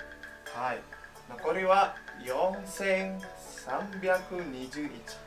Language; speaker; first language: Japanese; non-native, fluent; Indonesian